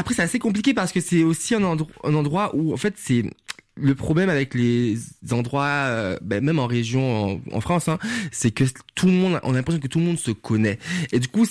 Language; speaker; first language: French; non-native, local second language; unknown